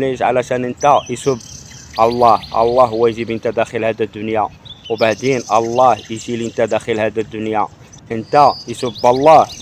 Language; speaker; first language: Arabic; non-native, learner; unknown